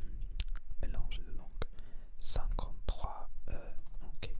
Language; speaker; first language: French; non-native, learner; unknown